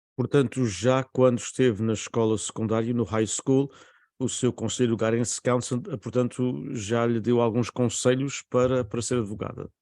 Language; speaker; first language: Portuguese; native; Portuguese